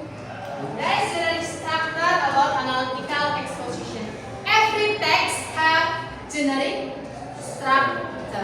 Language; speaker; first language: English; non-native, learner; Indonesian